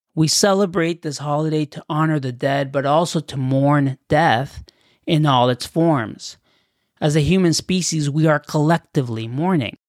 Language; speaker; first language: English; native; English